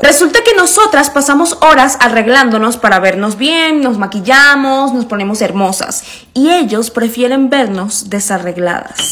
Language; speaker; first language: Spanish; native; Spanish